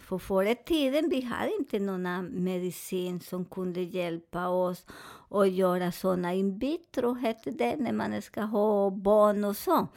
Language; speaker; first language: Swedish; non-native, fluent; Spanish